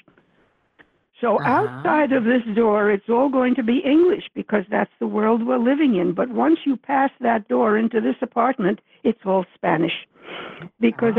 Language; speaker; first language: English; early bilingual, other home language; Spanish